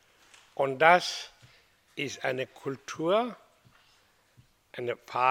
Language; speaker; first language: German; non-native, learner; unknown